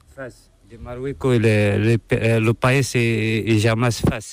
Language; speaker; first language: Spanish; non-native, learner; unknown